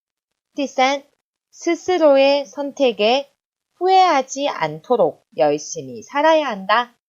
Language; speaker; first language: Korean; non-native, fluent; Chinese